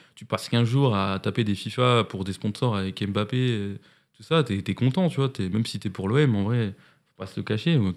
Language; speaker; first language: French; native; French